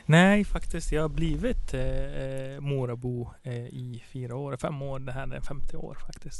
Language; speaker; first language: Swedish; non-native, fluent; Arabic